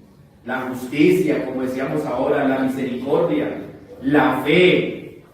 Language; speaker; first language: Spanish; native; Spanish